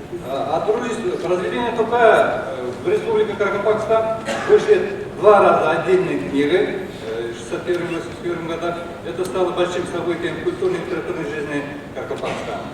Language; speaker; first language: Russian; non-native, local second language; Kara-Kalpak